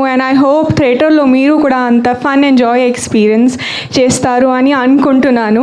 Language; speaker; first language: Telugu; non-native, learner; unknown